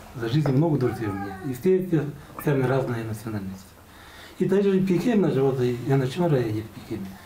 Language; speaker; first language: Russian; non-native, local second language; Buriat